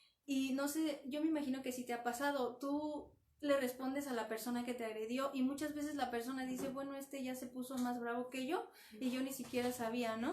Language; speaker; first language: Spanish; native; Spanish